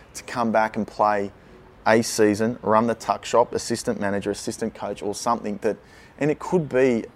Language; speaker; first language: English; native; English